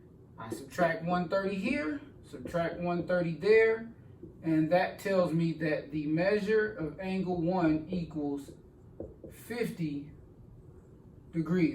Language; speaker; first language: English; native; English